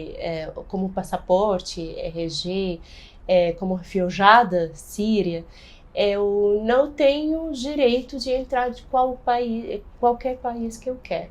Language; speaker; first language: Portuguese; non-native, fluent; Arabic